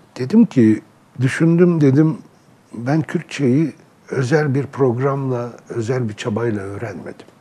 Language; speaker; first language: Turkish; non-native, local second language; Arabic